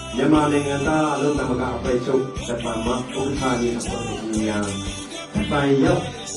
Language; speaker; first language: Burmese; non-native, local second language; Kachin